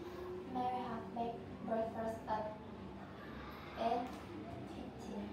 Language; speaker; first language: English; non-native, learner; Vietnamese